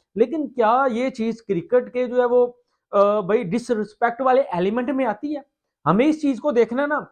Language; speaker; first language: Urdu; non-native, local second language; Punjabi